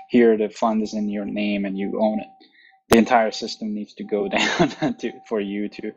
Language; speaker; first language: English; non-native, fluent; Hungarian